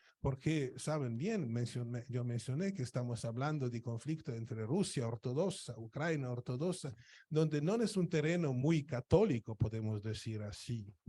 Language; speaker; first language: Spanish; non-native, fluent; Polish